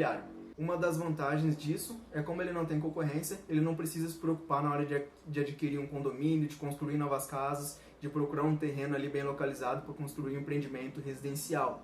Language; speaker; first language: Portuguese; native; Portuguese